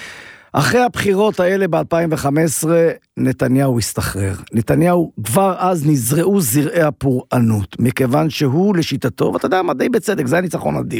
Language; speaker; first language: Hebrew; native; Hebrew